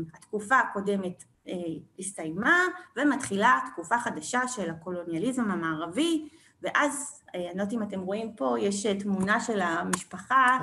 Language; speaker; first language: Hebrew; early bilingual, other home language; French